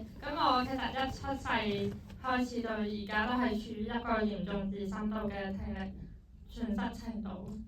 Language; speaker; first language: Cantonese; native; Cantonese